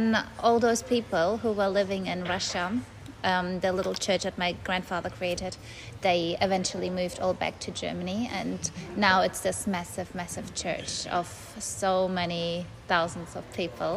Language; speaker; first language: English; non-native, fluent; German